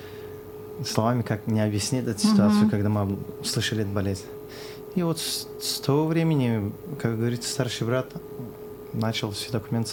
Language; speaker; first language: Russian; non-native, local second language; Azerbaijani